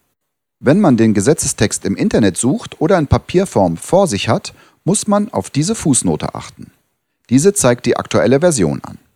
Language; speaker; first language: German; native; German